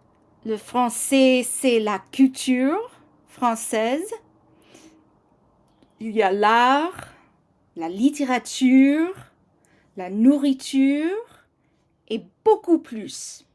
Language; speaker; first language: French; non-native, fluent; English